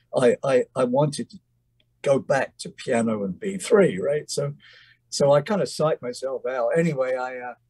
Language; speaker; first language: English; native; English